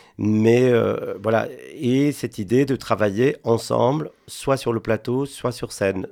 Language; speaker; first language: French; non-native, fluent; Spanish